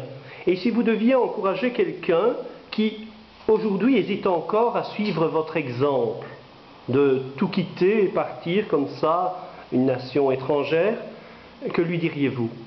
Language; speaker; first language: French; native; French